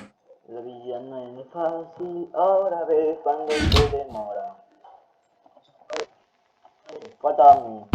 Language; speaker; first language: Spanish; native; Spanish